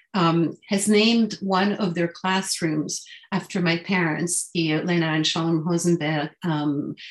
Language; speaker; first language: English; non-native, fluent; French